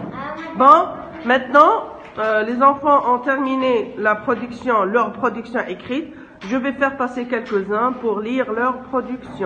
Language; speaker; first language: French; non-native, local second language; Arabic